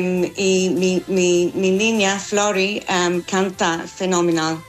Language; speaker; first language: Spanish; non-native, fluent; English